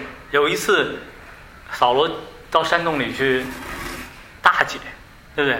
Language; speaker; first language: Chinese; native; Chinese